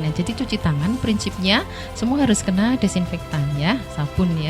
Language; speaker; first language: Indonesian; native; Indonesian